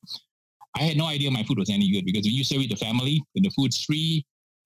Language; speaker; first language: English; non-native, local second language; Min Nan Chinese